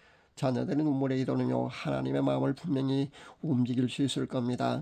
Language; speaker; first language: Korean; native; Korean